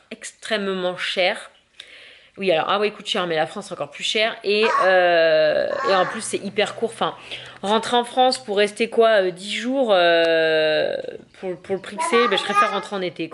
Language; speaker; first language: French; native; French